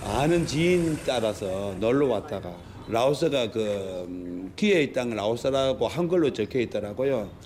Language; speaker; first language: Korean; native; Korean